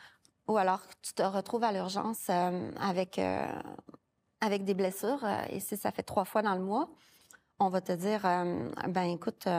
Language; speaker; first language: French; native; French